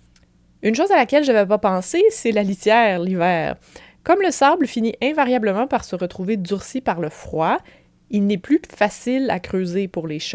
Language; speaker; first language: French; native; French